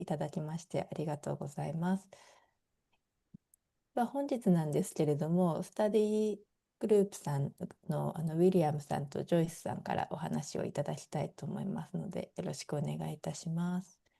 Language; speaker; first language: Japanese; native; Japanese